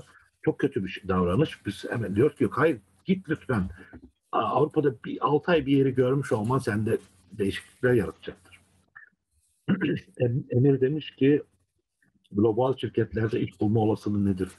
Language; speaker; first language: Turkish; native; Turkish